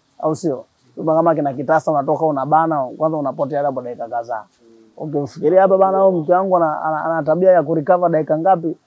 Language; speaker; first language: Swahili; native; Swahili